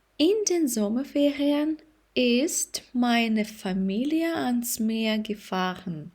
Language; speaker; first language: German; non-native, fluent; Ukrainian